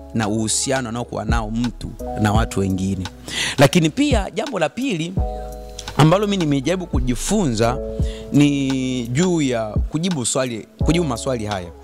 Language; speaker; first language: Swahili; native; Swahili